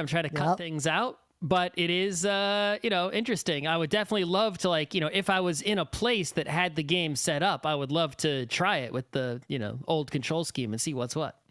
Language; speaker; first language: English; native; English